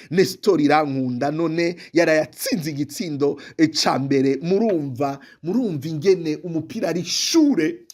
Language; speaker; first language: Rundi; native; Rundi